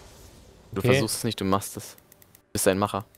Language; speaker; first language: German; native; German